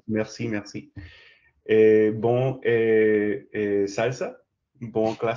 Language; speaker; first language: French; non-native, learner; English